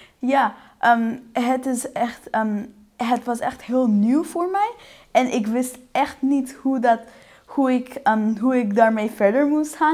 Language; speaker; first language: Dutch; non-native, fluent; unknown